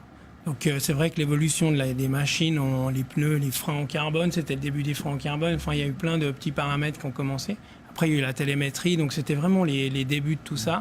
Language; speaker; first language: French; native; French